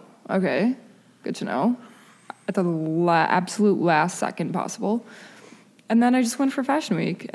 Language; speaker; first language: English; early bilingual, other home language; Spanish